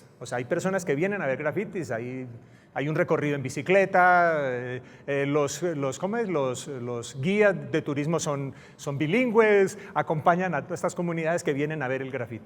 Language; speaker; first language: Spanish; native; Spanish